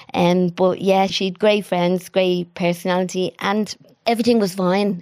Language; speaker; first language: English; native; English